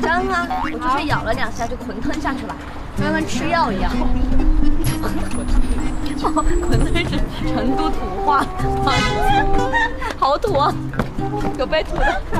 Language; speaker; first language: Chinese; native; Chinese